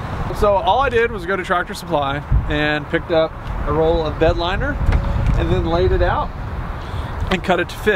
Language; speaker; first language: English; native; English